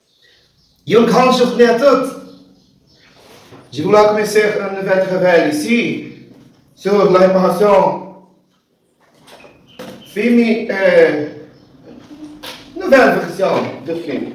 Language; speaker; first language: French; non-native, learner; Portuguese